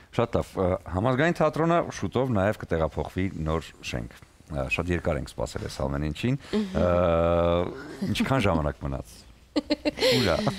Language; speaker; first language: Armenian; native; Armenian